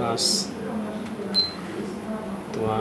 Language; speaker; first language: Russian; non-native, learner; Chinese